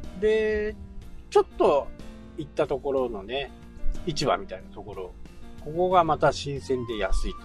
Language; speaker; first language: Japanese; native; Japanese